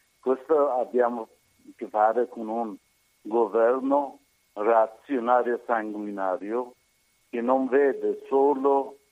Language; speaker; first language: Italian; non-native, learner; Persian